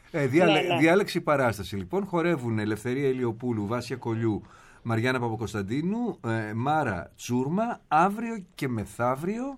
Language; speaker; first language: Greek; native; Greek